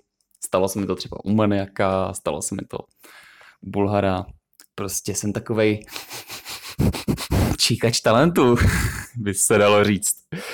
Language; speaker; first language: Czech; native; Czech